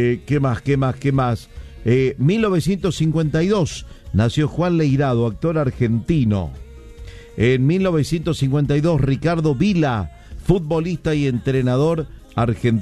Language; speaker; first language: Spanish; native; Spanish